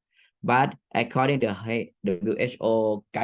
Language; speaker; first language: English; non-native, fluent; Thai